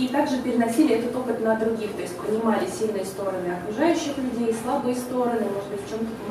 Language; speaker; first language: Russian; native; Russian